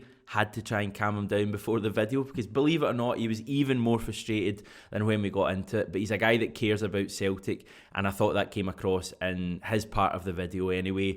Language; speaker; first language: English; native; English